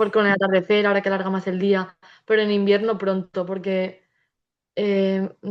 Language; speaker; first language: Spanish; native; Spanish